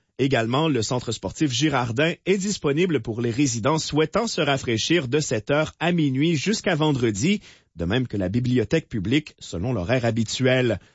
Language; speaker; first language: French; native; French